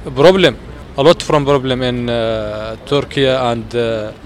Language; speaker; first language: English; non-native, learner; Arabic